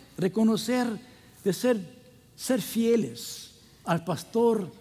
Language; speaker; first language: Spanish; non-native, fluent; English